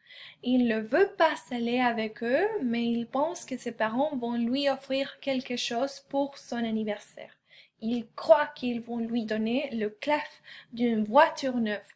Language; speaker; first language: French; non-native, fluent; Spanish